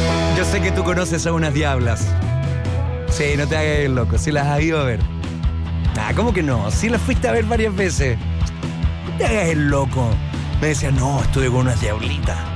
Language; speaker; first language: Spanish; native; Spanish